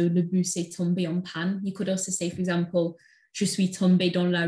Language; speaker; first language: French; non-native, fluent; English